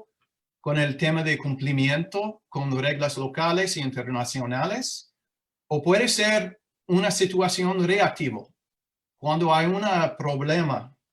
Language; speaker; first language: Spanish; non-native, fluent; English